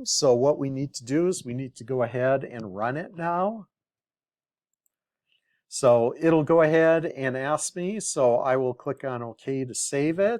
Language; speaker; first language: English; native; English